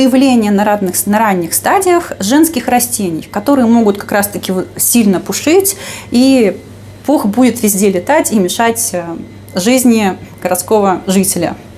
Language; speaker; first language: Russian; native; Russian